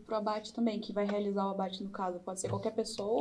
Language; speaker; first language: Portuguese; native; Portuguese